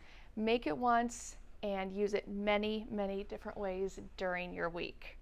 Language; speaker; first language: English; native; English